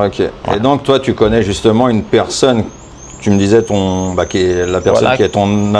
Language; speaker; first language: French; native; French